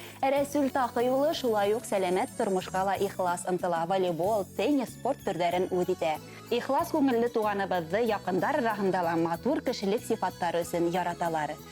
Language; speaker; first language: Tatar; non-native, local second language; Bashkir